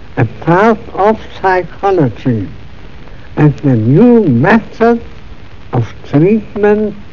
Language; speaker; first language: English; non-native, fluent; German